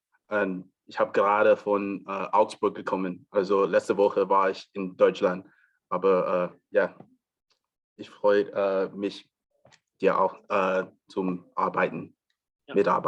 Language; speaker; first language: German; non-native, learner; English